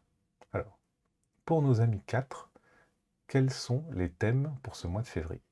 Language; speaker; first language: French; native; French